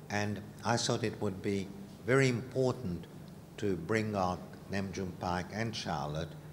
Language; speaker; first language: English; non-native, fluent; Hungarian